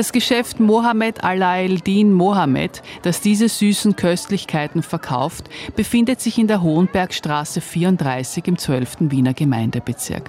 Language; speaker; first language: German; native; German